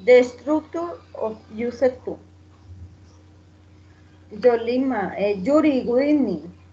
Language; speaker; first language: English; non-native, learner; Spanish